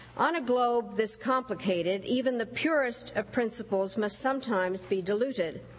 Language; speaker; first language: English; early bilingual, other home language; Czech